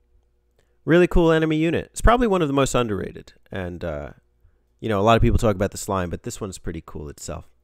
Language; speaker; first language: English; native; English